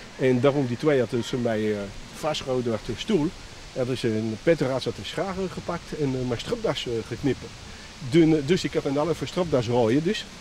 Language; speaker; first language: Dutch; non-native, fluent; French